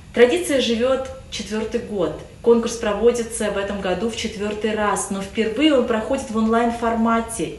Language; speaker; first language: Russian; native; Russian